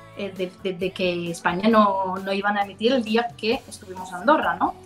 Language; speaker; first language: Spanish; non-native, fluent; Danish